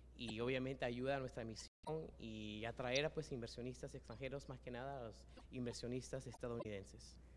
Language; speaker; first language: Spanish; early bilingual, heritage; Spanish